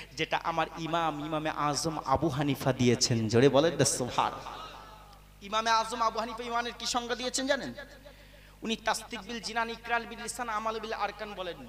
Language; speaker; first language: Bangla; native; Bangla